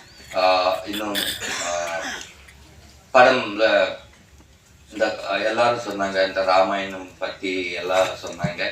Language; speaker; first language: Tamil; non-native, learner; Telugu